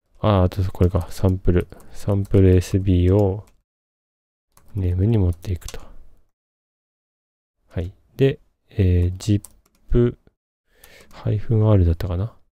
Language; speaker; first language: Japanese; native; Japanese